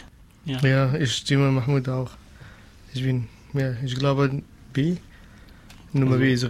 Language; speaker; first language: German; non-native, learner; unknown